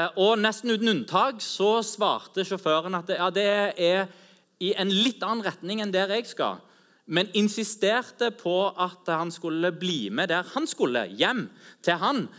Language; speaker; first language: Norwegian; native; Norwegian